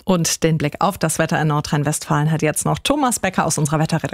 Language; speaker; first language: German; native; German